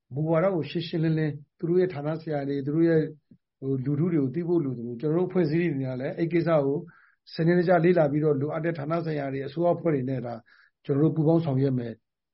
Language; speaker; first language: Burmese; native; Burmese